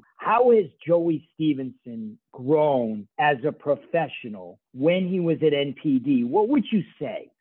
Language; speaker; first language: English; native; English